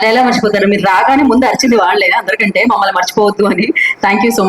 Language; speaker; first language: Telugu; native; Telugu